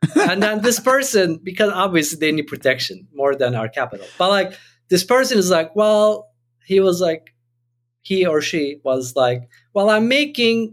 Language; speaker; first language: English; non-native, fluent; Turkish